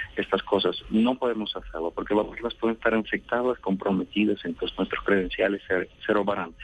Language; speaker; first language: Spanish; non-native, fluent; Russian